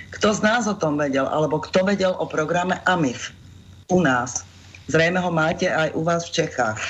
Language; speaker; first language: Slovak; native; Slovak